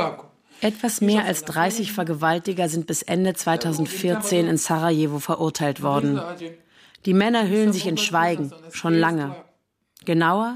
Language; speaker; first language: German; native; German